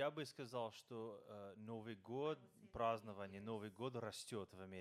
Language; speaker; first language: Russian; non-native, fluent; English